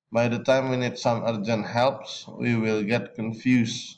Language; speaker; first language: English; non-native, fluent; Indonesian